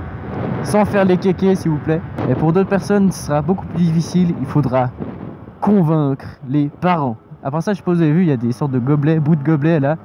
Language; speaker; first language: French; native; French